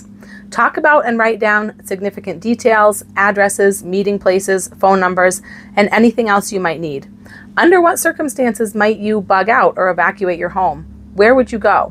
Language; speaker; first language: English; native; English